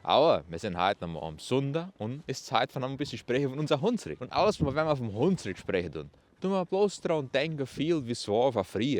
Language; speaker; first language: German; early bilingual, heritage; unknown